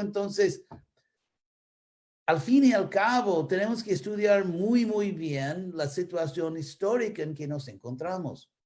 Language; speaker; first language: Spanish; non-native, fluent; English